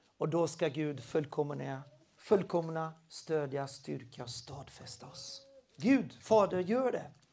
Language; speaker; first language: Swedish; non-native, fluent; Spanish